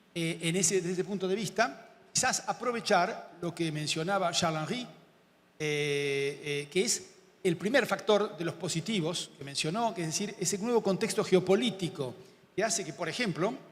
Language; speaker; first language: Spanish; native; Spanish